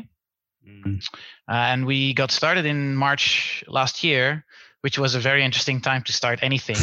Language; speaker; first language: English; non-native, fluent; Dutch